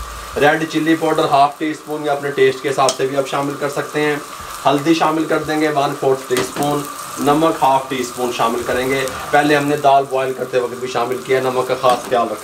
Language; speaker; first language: Hindi; non-native, local second language; Punjabi